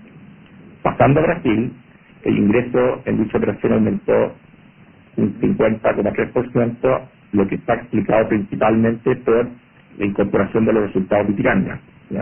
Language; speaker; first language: Spanish; native; Spanish